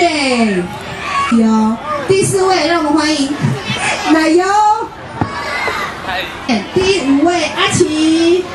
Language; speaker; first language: Chinese; native; Chinese